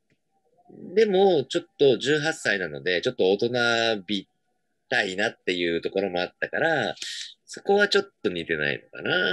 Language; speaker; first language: Japanese; native; Japanese